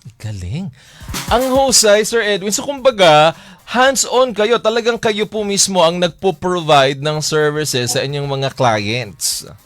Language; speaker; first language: Filipino; native; Filipino